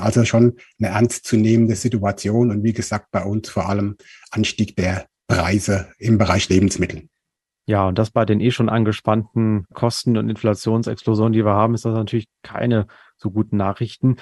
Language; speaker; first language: German; native; German